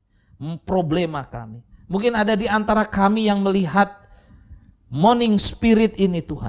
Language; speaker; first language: Indonesian; native; Indonesian